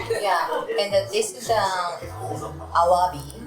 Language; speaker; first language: English; non-native, learner; Japanese